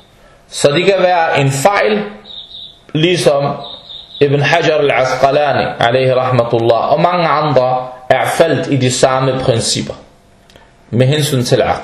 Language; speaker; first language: Danish; non-native, fluent; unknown